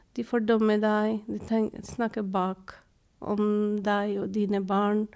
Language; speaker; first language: Norwegian; non-native, fluent; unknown